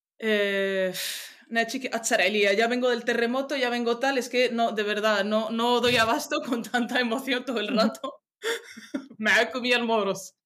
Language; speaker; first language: Spanish; early bilingual, other home language; Arabic